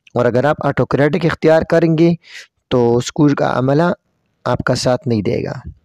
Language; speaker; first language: Urdu; non-native, local second language; Pashto